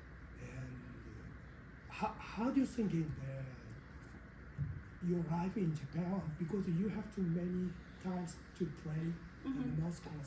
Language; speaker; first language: English; non-native, learner; Japanese